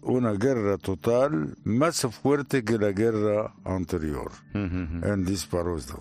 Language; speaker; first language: Spanish; non-native, learner; Arabic